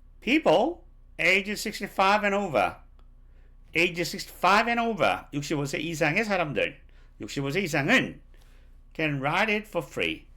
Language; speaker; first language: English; non-native, fluent; Korean